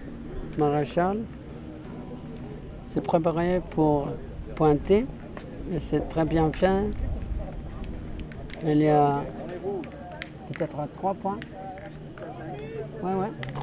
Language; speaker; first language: French; non-native, learner; English